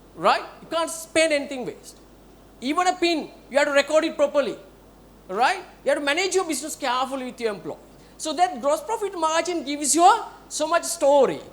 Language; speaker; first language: English; non-native, local second language; Sinhala